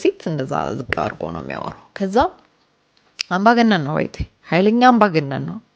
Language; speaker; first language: Amharic; native; Amharic